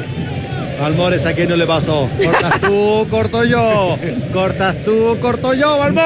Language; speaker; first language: Spanish; native; Spanish